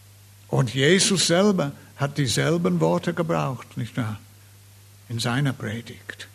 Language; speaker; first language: German; non-native, fluent; English